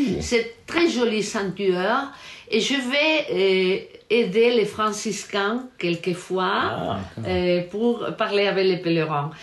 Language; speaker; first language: French; non-native, learner; Galician